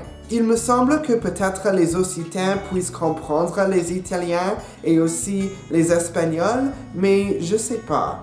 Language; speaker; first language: French; non-native, local second language; English